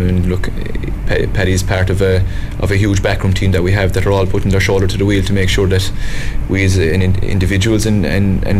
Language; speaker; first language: English; native; English